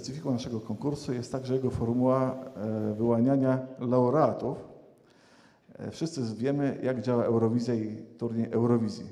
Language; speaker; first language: Polish; native; Polish